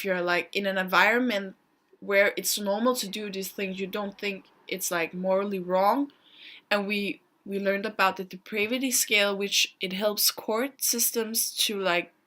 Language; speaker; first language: English; non-native, fluent; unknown